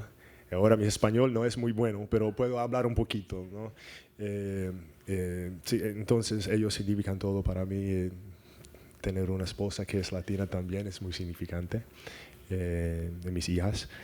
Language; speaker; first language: Spanish; non-native, learner; English